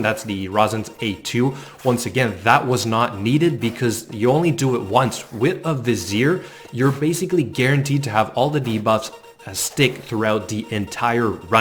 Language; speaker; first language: English; native; English